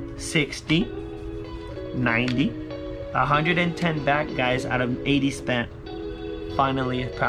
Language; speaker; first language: English; native; English